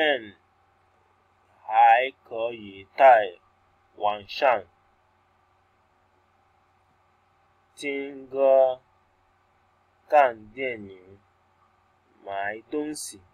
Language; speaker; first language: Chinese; non-native, learner; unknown